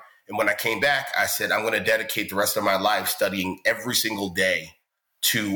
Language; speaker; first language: English; native; English